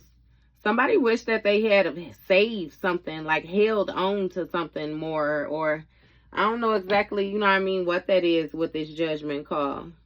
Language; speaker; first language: English; native; English